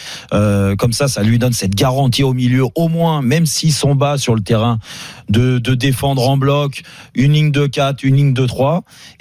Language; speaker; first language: French; native; French